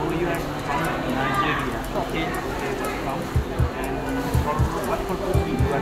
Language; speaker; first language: English; non-native, learner; Nepali